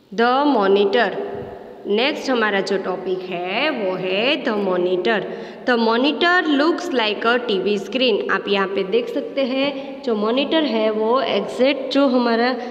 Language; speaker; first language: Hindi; non-native, local second language; Gujarati